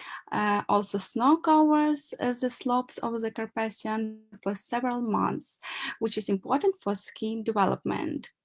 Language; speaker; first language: English; non-native, learner; Ukrainian